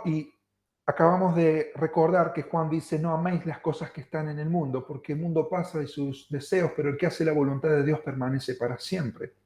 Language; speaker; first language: Spanish; native; Spanish